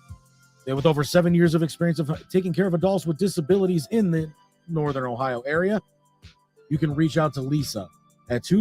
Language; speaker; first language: English; native; English